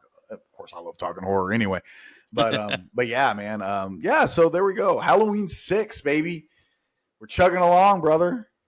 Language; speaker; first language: English; native; English